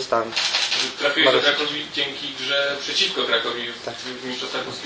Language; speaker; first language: Polish; native; Polish